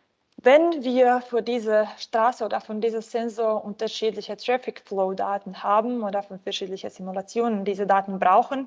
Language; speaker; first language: German; non-native, fluent; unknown